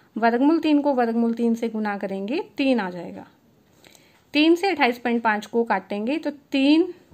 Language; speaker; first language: Hindi; native; Hindi